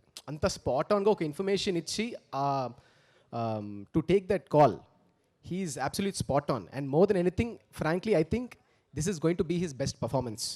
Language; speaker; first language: Telugu; early bilingual, heritage; Telugu